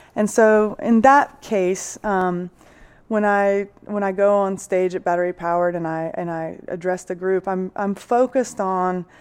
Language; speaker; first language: English; native; English